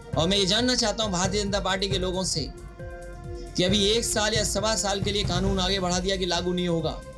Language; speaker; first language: Hindi; native; Hindi